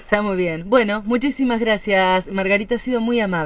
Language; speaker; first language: Spanish; native; Spanish